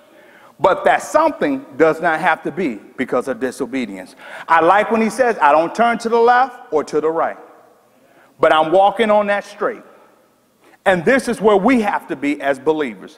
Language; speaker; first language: English; native; English